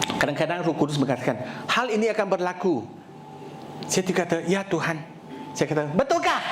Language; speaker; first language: Malay; non-native, local second language; Chinese